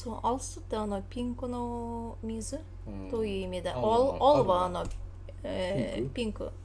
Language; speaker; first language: Japanese; non-native, learner; Tatar